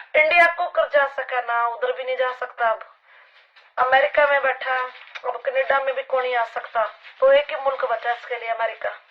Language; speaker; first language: Hindi; native; Hindi